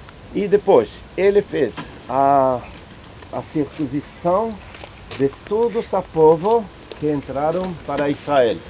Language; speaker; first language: Portuguese; non-native, learner; Hebrew